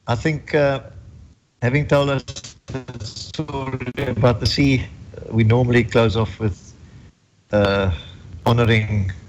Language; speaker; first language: English; non-native, local second language; Afrikaans